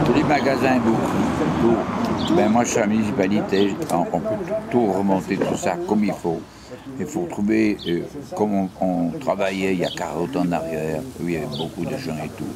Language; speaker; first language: French; native; French